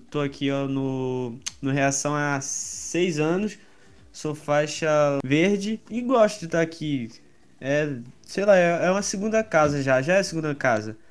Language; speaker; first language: Portuguese; native; Portuguese